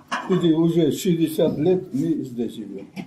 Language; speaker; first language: Russian; non-native, local second language; Armenian